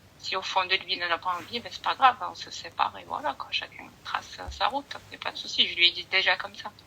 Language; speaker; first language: French; early bilingual, other home language; Arabic